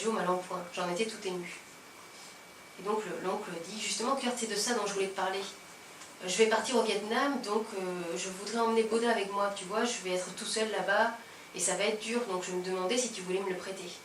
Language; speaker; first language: French; native; French